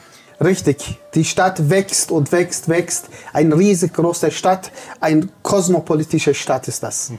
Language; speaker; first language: German; non-native, fluent; Turkish